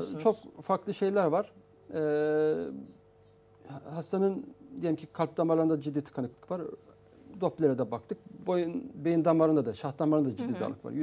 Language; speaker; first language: Turkish; native; Turkish